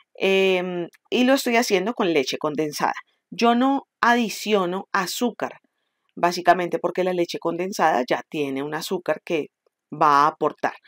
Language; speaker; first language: Spanish; native; Spanish